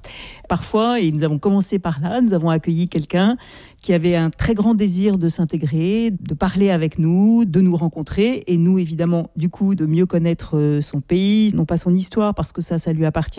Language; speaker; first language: French; native; French